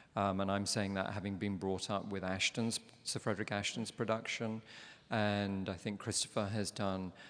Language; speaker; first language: English; native; English